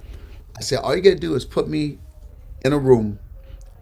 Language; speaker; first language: English; native; English